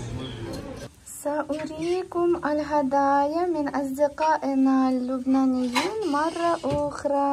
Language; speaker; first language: Arabic; non-native, fluent; Ukrainian